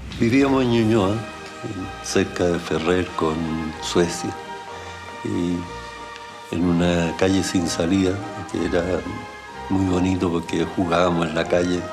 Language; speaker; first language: Spanish; early bilingual, other home language; German